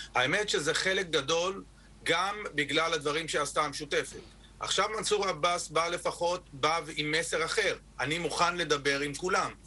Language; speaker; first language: Hebrew; non-native, local second language; Arabic